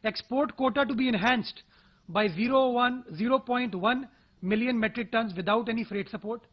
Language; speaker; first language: English; non-native, local second language; Urdu